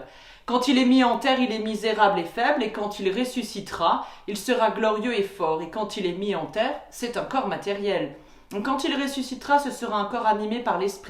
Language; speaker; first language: French; native; French